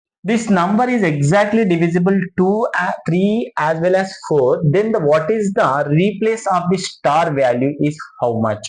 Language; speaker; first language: English; non-native, local second language; Telugu